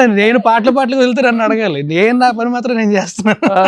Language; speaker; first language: Telugu; native; Telugu